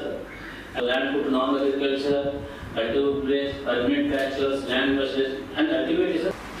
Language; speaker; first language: English; non-native, local second language; Telugu